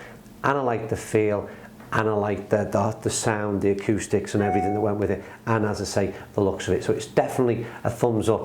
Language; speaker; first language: English; native; English